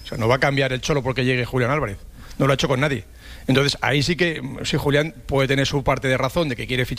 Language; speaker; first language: Spanish; native; Spanish